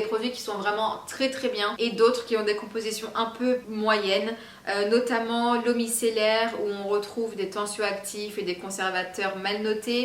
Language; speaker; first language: French; native; French